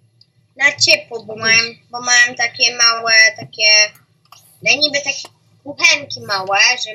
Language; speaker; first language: Polish; early bilingual, heritage; Polish